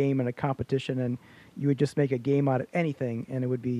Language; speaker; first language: English; native; English